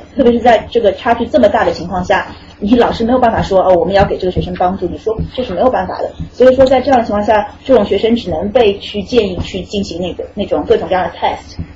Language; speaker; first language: Chinese; native; Chinese